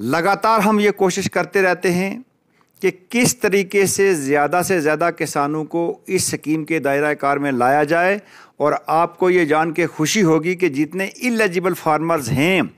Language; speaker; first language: Urdu; non-native, local second language; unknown